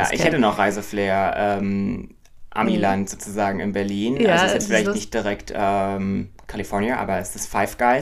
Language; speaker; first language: German; native; German